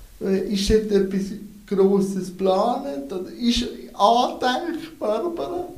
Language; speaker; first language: German; native; German